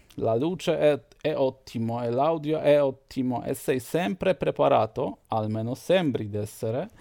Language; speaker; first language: Italian; non-native, fluent; Polish